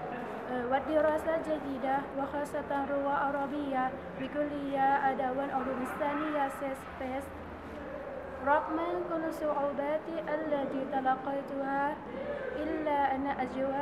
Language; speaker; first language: Arabic; non-native, learner; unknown